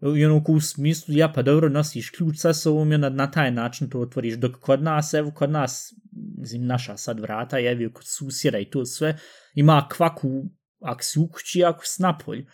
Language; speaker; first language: Bosnian; early bilingual, heritage; Bosnian